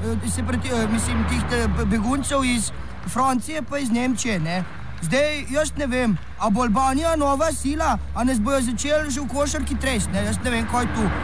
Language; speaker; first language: Slovenian; native; Slovenian